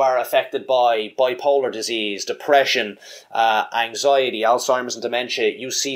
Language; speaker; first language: English; native; English